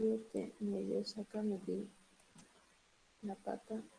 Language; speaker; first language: Spanish; native; Spanish